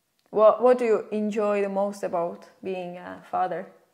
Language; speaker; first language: English; non-native, fluent; Czech